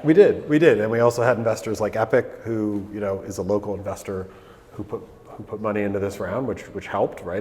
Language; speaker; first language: English; native; English